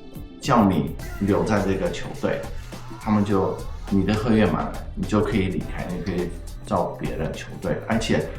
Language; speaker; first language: Chinese; non-native, fluent; Dutch